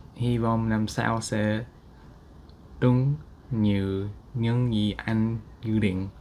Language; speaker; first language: Vietnamese; non-native, learner; English